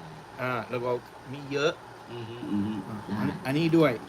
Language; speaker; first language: Thai; non-native, learner; English